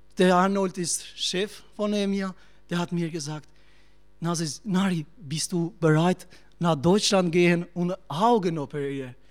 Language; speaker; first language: German; non-native, learner; Albanian